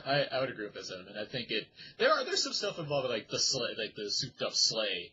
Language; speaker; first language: English; native; English